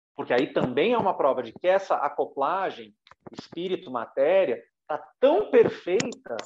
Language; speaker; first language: Portuguese; native; Portuguese